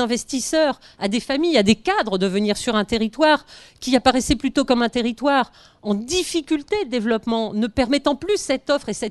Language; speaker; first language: French; native; French